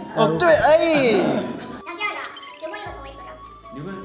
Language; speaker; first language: Chinese; native; Chinese